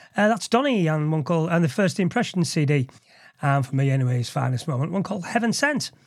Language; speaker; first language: English; native; English